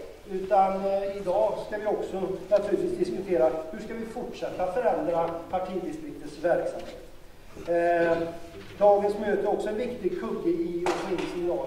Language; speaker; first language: Swedish; native; Swedish